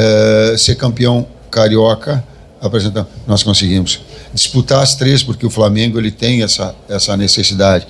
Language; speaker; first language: Portuguese; native; Portuguese